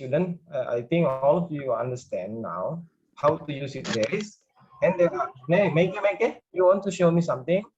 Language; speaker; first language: English; non-native, learner; Indonesian